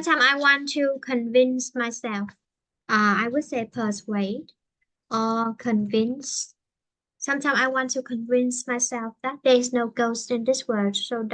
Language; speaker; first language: English; non-native, fluent; Vietnamese